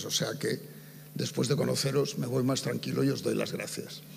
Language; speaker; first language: Spanish; native; Spanish